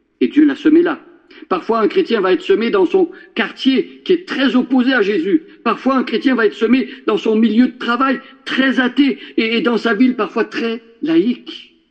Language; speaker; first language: French; native; French